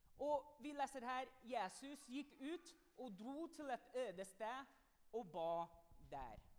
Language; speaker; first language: Norwegian; non-native, fluent; English